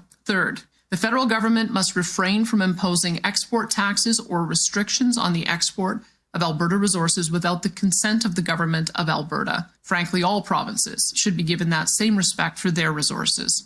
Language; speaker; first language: English; native; English